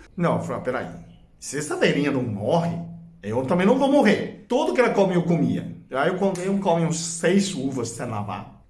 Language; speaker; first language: Portuguese; non-native, fluent; Chinese